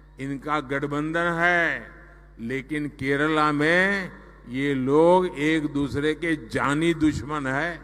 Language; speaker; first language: Hindi; non-native, local second language; Gujarati